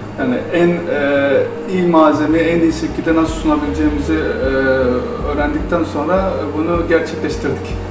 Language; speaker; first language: Turkish; native; Turkish